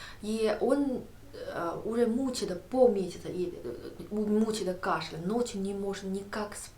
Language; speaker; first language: Russian; non-native, learner; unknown